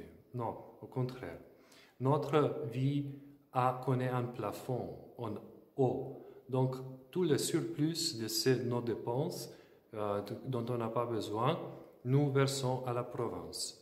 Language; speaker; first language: French; non-native, fluent; Slovenian